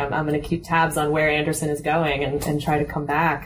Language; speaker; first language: English; native; English